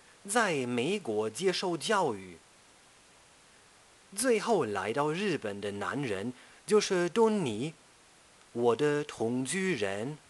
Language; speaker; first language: Chinese; non-native, fluent; German